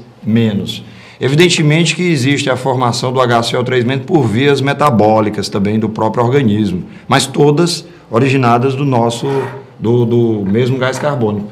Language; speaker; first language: Portuguese; native; Portuguese